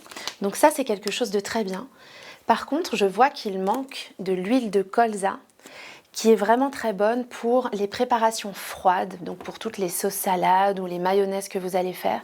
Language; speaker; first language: French; native; French